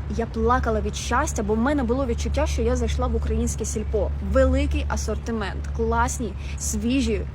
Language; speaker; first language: Ukrainian; native; Ukrainian